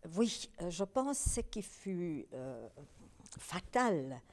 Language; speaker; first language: French; early bilingual, other home language; Polish